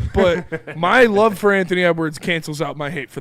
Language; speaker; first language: English; native; English